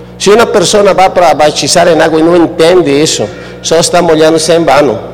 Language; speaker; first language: Portuguese; non-native, fluent; Spanish